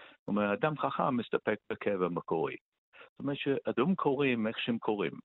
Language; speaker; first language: Hebrew; non-native, fluent; English